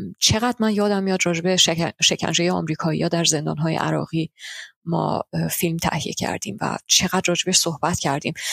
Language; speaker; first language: Persian; early bilingual, heritage; Persian